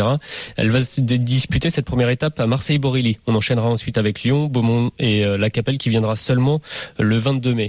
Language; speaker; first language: French; native; French